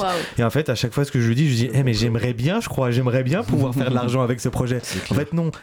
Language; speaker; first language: French; native; French